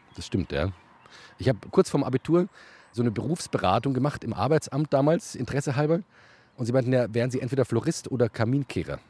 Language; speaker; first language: German; native; German